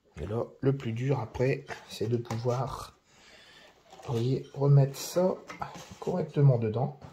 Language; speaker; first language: French; native; French